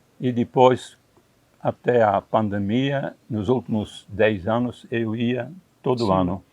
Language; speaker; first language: Portuguese; non-native, fluent; Dutch